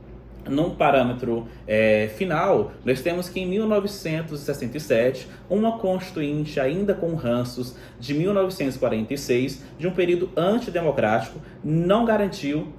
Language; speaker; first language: Portuguese; native; Portuguese